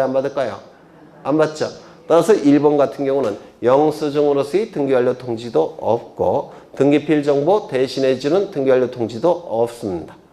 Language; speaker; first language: Korean; native; Korean